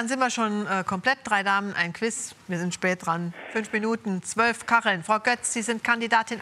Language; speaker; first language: German; native; German